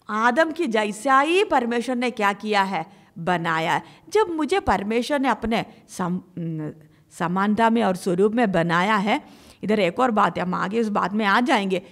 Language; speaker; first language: Hindi; non-native, local second language; Malayalam